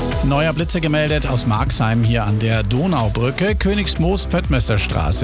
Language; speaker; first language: German; native; German